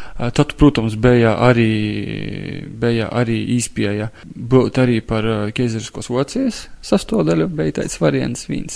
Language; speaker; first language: Latvian; native; Latvian